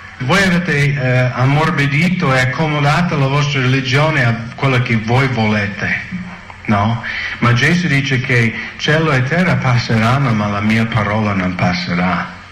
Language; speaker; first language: Italian; non-native, fluent; English